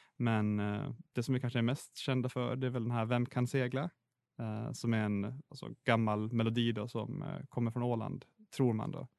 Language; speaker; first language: Swedish; native; Swedish